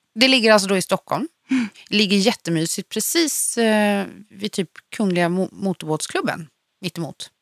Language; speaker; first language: Swedish; native; Swedish